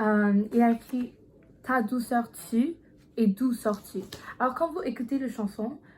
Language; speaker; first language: French; non-native, learner; English